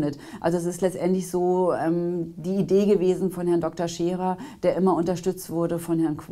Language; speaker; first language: German; native; German